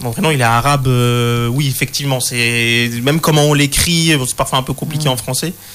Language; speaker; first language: French; native; French